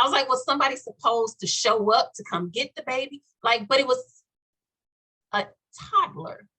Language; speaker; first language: English; native; English